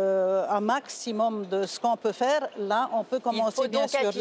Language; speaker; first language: French; non-native, fluent; Polish